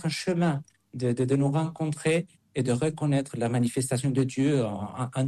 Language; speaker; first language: French; non-native, fluent; Spanish